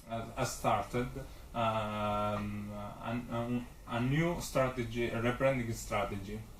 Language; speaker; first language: English; non-native, learner; Italian